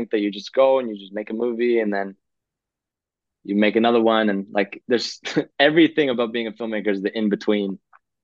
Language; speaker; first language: English; native; English